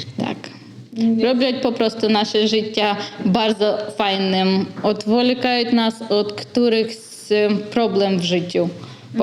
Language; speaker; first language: Polish; non-native, learner; Ukrainian